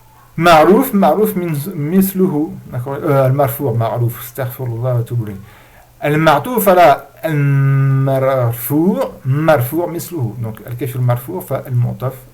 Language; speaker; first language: Arabic; non-native, fluent; French